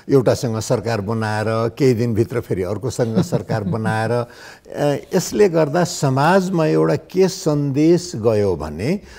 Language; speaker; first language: Nepali; non-native, local second language; Maithili